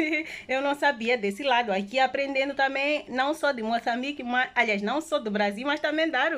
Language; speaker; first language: Portuguese; non-native, local second language; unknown